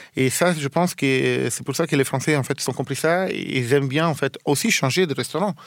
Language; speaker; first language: French; non-native, fluent; Italian